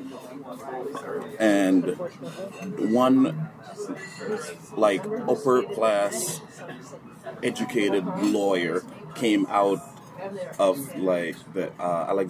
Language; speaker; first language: English; non-native, local second language; Jamaican Creole English